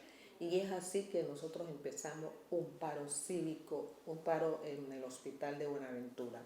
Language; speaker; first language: Spanish; native; Spanish